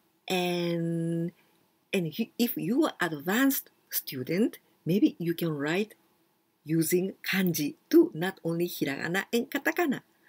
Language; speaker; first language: English; non-native, fluent; Japanese